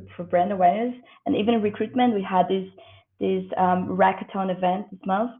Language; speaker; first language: English; non-native, fluent; Portuguese